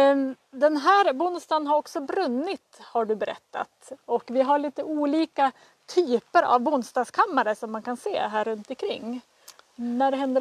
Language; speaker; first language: Swedish; native; Swedish